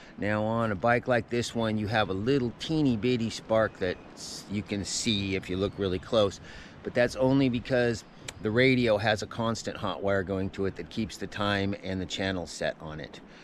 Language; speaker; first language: English; native; English